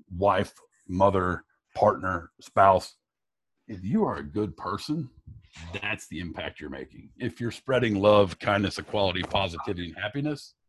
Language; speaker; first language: English; native; English